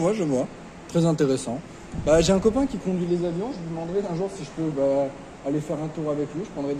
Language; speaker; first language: French; native; French